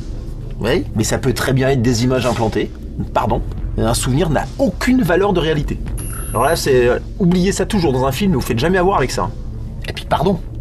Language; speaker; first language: French; native; French